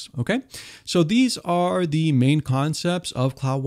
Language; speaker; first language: English; native; English